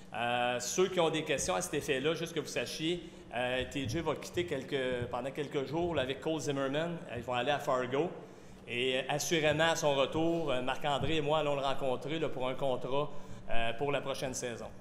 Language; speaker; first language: French; native; French